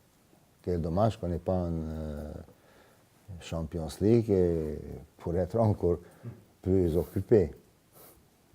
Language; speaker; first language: French; non-native, fluent; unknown